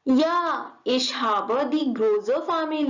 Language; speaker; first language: German; non-native, learner; Hindi